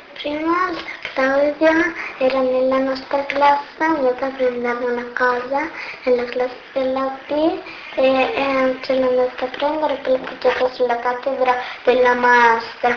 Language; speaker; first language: Italian; early bilingual, other home language; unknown